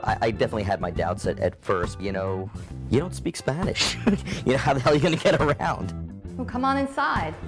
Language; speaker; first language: English; native; English